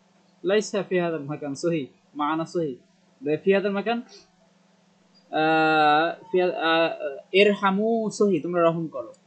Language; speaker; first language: Arabic; non-native, learner; Bangla